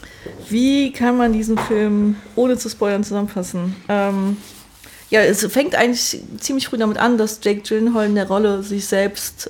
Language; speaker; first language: German; native; German